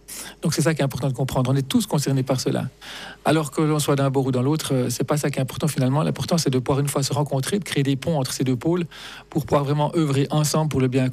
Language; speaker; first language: French; native; French